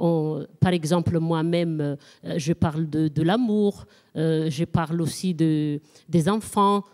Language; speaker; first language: French; non-native, local second language; Malagasy